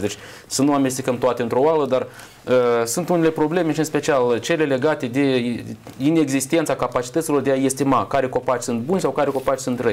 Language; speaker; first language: Romanian; native; Romanian